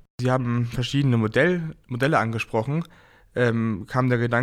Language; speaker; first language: German; native; German